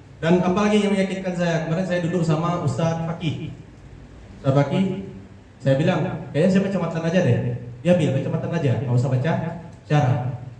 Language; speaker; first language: Indonesian; non-native, local second language; Achinese